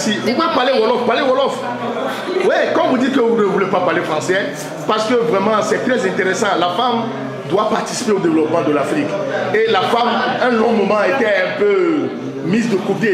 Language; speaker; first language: French; non-native, local second language; Yoruba